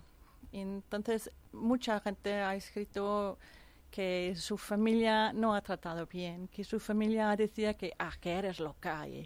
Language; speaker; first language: Spanish; non-native, fluent; Danish